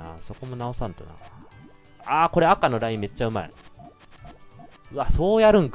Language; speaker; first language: Japanese; native; Japanese